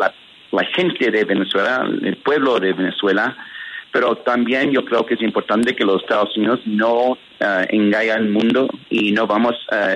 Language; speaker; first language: Spanish; early bilingual, heritage; Spanish